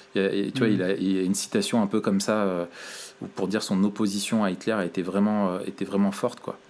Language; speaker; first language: French; native; French